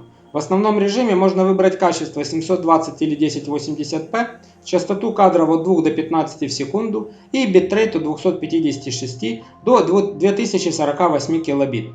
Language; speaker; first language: Russian; native; Russian